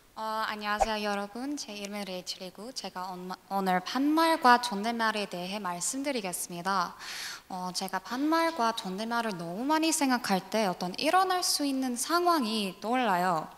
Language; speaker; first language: Korean; non-native, learner; English